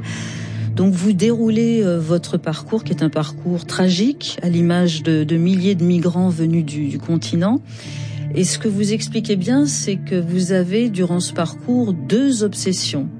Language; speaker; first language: French; native; French